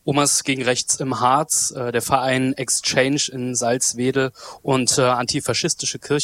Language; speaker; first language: German; native; German